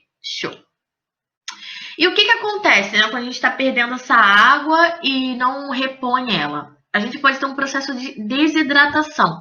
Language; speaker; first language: Portuguese; native; Portuguese